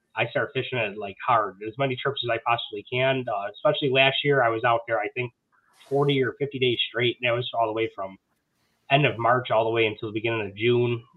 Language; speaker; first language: English; native; English